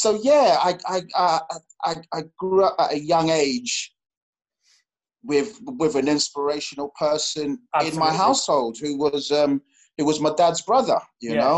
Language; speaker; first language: English; native; English